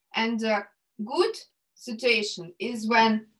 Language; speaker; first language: English; non-native, fluent; Russian